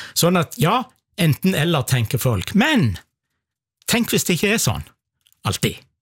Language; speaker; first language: Norwegian; native; Norwegian